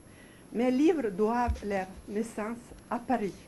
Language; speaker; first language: French; non-native, fluent; Serbian